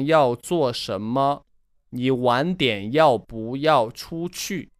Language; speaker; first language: Chinese; non-native, learner; English